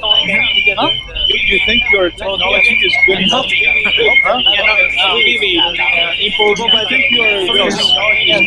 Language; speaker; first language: English; non-native, learner; Japanese